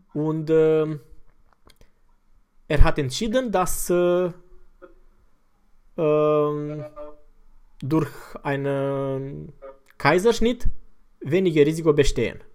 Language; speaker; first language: German; non-native, fluent; Romanian